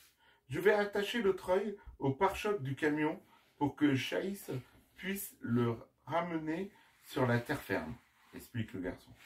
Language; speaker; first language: French; native; French